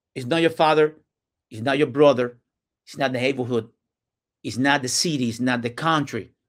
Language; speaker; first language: English; non-native, learner; Spanish